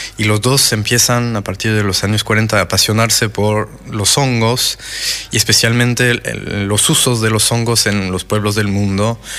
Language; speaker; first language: Spanish; non-native, fluent; French